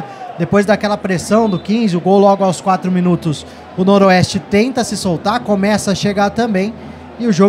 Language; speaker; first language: Portuguese; native; Portuguese